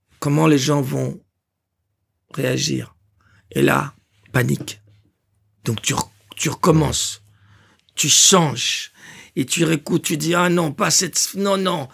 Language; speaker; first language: French; non-native, local second language; Lingala